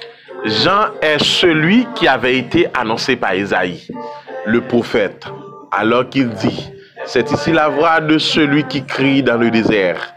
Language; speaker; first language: French; non-native, local second language; Haitian Creole